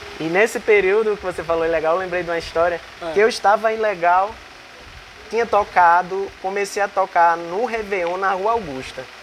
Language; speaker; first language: Portuguese; native; Portuguese